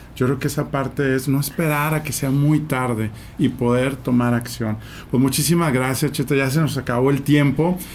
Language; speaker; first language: Spanish; native; Spanish